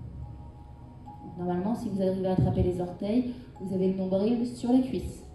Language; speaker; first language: French; native; French